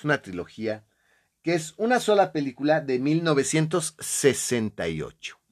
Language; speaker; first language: Spanish; native; Spanish